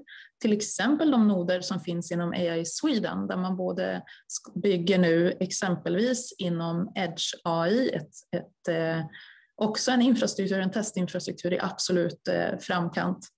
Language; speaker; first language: Swedish; native; Swedish